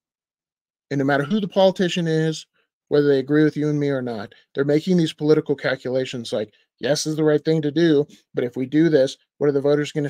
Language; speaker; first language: English; native; English